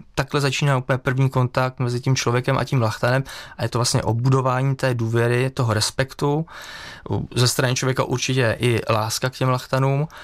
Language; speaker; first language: Czech; native; Czech